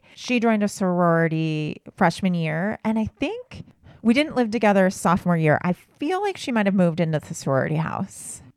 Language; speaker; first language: English; native; English